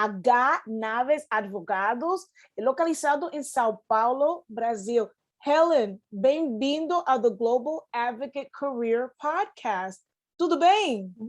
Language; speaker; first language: Portuguese; non-native, fluent; Spanish